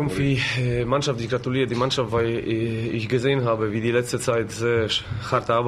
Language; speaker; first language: German; non-native, learner; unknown